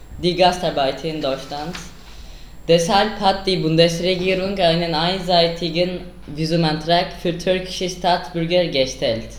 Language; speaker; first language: German; non-native, learner; Turkish